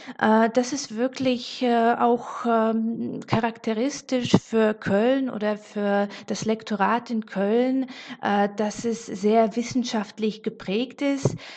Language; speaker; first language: German; non-native, fluent; Slovak